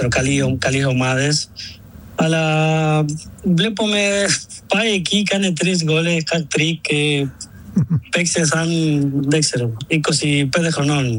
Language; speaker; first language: Greek; non-native, learner; Spanish